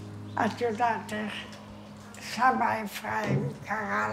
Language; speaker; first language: Hebrew; non-native, fluent; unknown